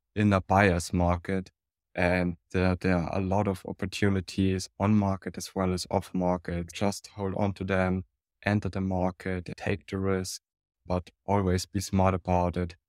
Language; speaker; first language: English; non-native, fluent; German